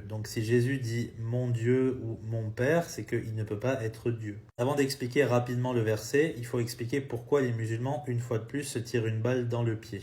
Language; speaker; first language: French; native; French